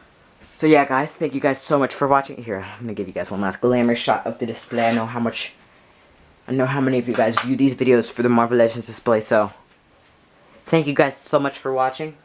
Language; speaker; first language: English; native; English